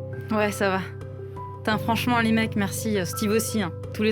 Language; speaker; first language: French; native; French